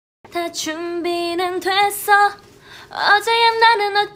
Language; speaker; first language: Korean; native; Korean